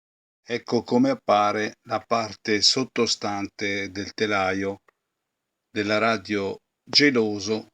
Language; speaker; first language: Italian; native; Italian